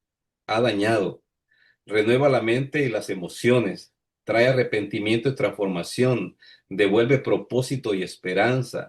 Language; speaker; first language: Spanish; native; Spanish